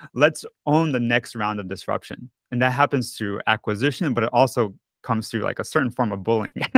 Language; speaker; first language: English; early bilingual, other home language; Japanese